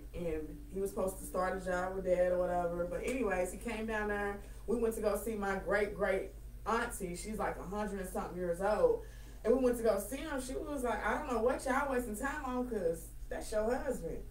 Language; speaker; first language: English; native; English